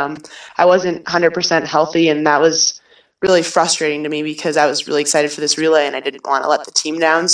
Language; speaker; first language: English; native; English